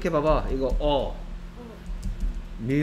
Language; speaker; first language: Korean; native; Korean